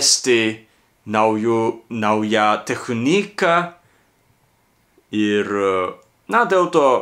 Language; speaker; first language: Lithuanian; non-native, fluent; Japanese